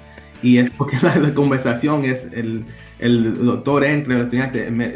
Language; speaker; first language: Spanish; early bilingual, heritage; Spanish